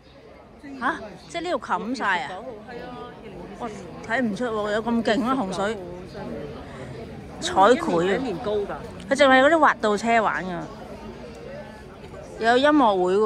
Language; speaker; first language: Chinese; native; Chinese